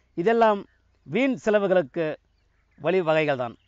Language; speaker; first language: Tamil; native; Tamil